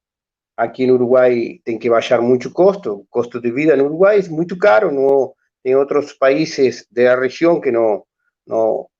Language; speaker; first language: Portuguese; non-native, learner; Spanish